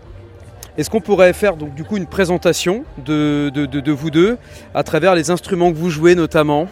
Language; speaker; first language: French; native; French